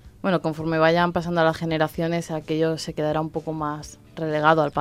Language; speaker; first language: Spanish; native; Spanish